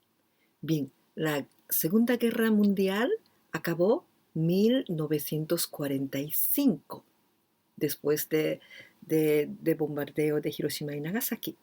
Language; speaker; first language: Spanish; non-native, fluent; Japanese